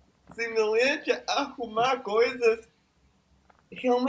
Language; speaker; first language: Portuguese; non-native, fluent; Italian